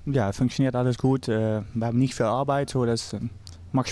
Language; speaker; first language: German; non-native, learner; Dutch